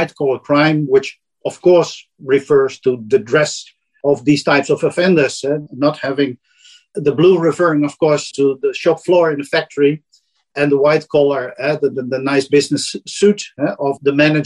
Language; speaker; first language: English; non-native, fluent; Dutch